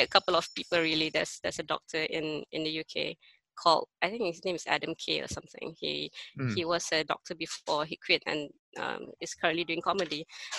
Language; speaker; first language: English; non-native, local second language; Malay